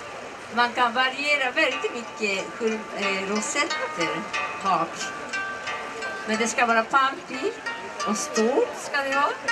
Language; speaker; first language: Swedish; non-native, learner; Japanese